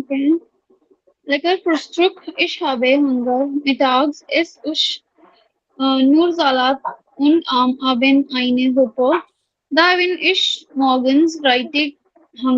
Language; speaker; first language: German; non-native, learner; Hindi